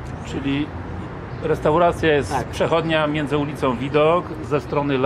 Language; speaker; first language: Polish; native; Polish